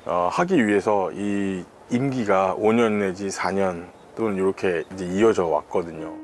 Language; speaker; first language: Korean; native; Korean